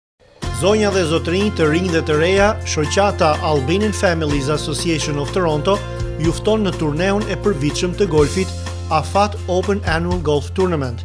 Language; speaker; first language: Albanian; native; Albanian